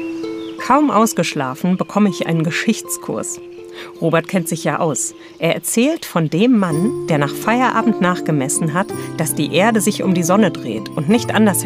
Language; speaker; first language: German; native; German